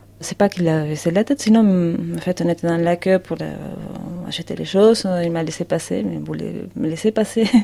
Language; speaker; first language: French; non-native, fluent; Spanish